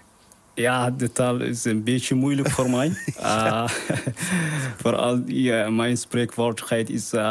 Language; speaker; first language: Dutch; non-native, learner; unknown